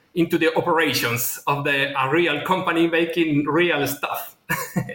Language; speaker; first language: English; non-native, fluent; Spanish